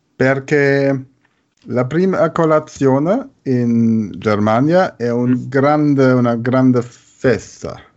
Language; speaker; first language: Italian; non-native, learner; German